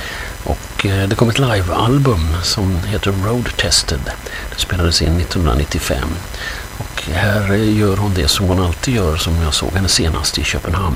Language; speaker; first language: Swedish; native; Swedish